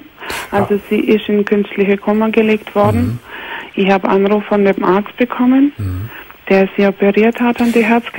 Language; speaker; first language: German; non-native, fluent; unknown